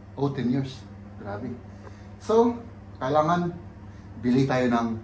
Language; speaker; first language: Filipino; native; Filipino